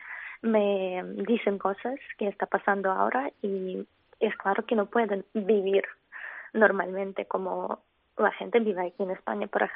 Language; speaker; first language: Spanish; non-native, fluent; Ukrainian